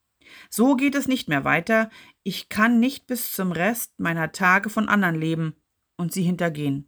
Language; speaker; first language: German; native; German